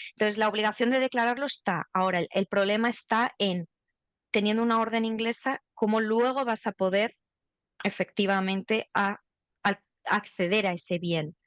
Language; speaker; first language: Spanish; native; Spanish